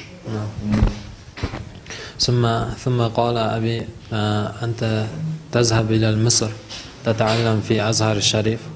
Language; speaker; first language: Arabic; non-native, learner; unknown